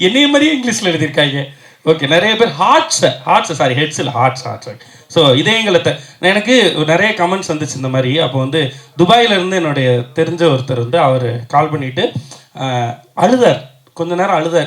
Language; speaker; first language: Tamil; native; Tamil